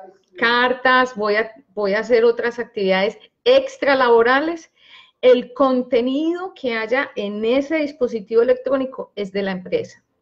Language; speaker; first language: Spanish; native; Spanish